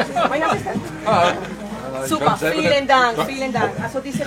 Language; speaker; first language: German; non-native, fluent; French